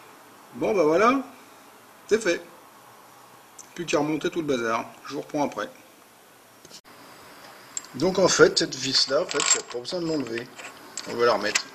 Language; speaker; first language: French; native; French